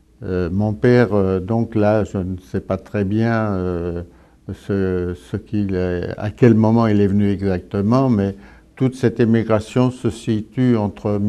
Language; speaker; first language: French; early bilingual, other home language; Italian